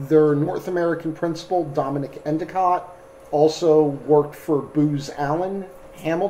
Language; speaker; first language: English; native; English